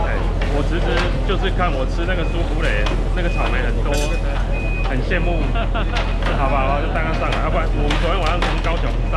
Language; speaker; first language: Chinese; native; Chinese